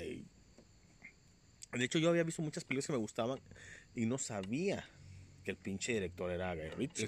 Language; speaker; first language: Spanish; native; Spanish